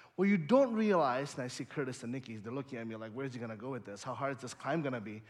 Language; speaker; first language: English; early bilingual, other home language; Indonesian